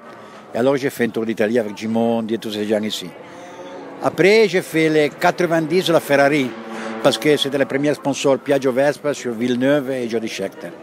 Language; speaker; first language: French; non-native, fluent; Italian